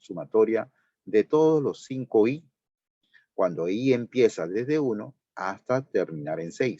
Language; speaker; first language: Spanish; native; Spanish